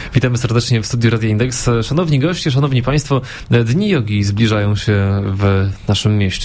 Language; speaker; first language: Polish; native; Polish